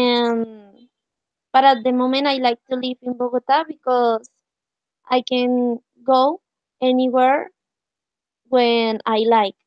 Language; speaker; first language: English; non-native, learner; Spanish